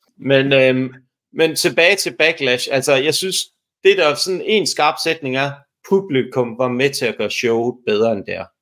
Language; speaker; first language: Danish; native; Danish